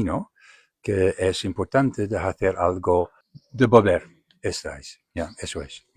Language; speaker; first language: Spanish; non-native, learner; Dutch